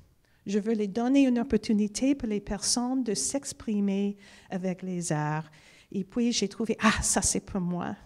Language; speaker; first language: French; non-native, fluent; English